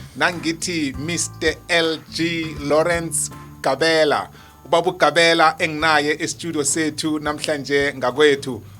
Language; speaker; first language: Zulu; non-native, local second language; South Ndebele